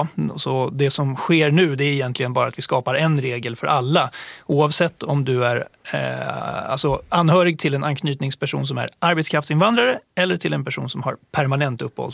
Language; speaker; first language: Swedish; native; Swedish